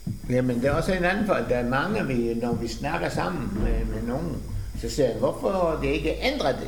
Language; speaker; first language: Danish; non-native, fluent; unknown